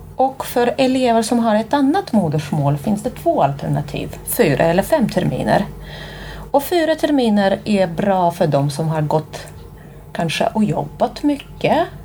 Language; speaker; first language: Swedish; non-native, fluent; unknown